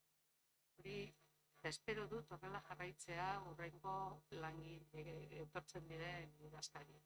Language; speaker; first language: Basque; non-native, local second language; Spanish